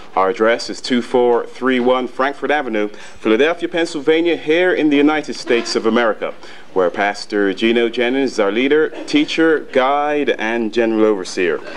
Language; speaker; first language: English; native; English